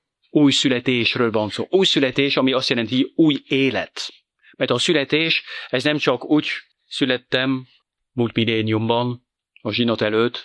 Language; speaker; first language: Hungarian; non-native, fluent; French